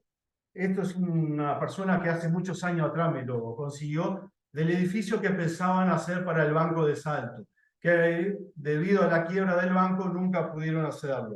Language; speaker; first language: Spanish; native; Spanish